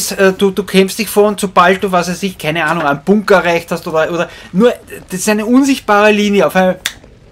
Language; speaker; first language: German; native; German